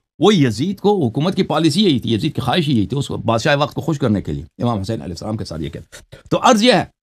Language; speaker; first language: Urdu; non-native, local second language; Balti